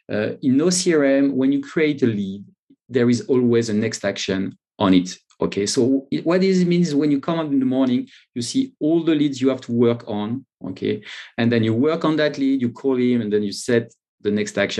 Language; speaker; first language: English; non-native, fluent; French